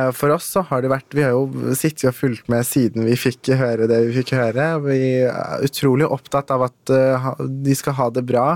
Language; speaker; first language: Norwegian; early bilingual, other home language; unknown